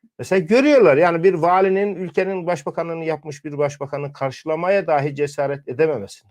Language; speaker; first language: Turkish; native; Turkish